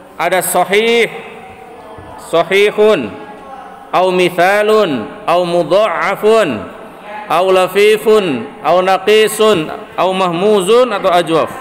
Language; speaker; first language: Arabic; non-native, fluent; Indonesian